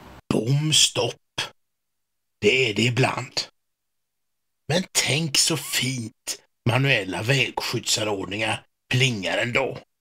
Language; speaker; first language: Swedish; native; Swedish